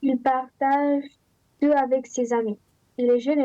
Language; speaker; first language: French; non-native, learner; Romanian